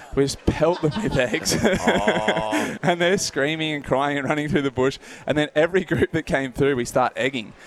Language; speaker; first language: English; native; English